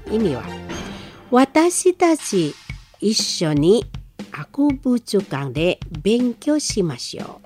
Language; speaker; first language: Japanese; non-native, fluent; Indonesian